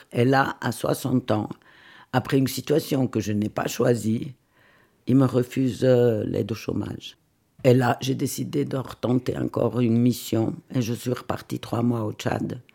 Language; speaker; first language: French; non-native, fluent; Swiss German